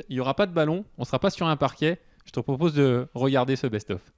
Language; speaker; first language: French; native; French